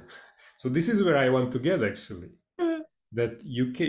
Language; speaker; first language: English; non-native, fluent; Hungarian